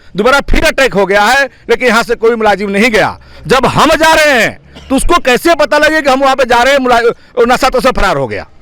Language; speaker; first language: Hindi; native; Hindi